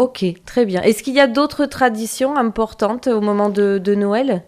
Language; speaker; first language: French; native; French